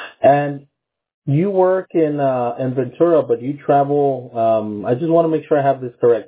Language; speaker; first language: English; early bilingual, other home language; Spanish